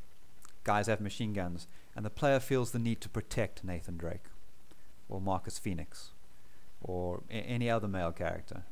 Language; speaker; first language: English; native; English